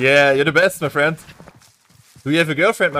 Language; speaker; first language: English; non-native, learner; German